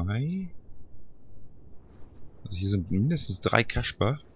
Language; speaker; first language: German; native; German